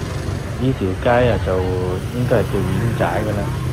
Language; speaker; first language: Chinese; early bilingual, heritage; Cantonese